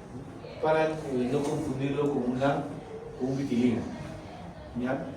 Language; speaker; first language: Spanish; native; Spanish